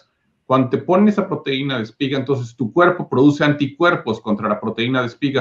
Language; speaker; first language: Spanish; native; Spanish